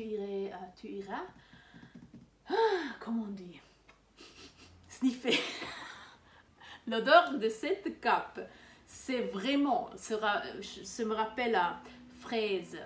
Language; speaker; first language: French; non-native, learner; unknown